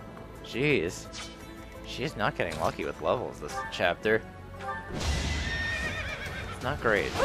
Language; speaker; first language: English; native; English